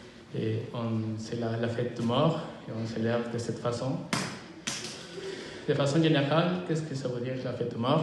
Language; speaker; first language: French; non-native, fluent; Spanish